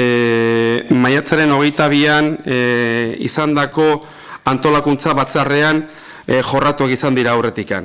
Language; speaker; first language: Basque; native; Basque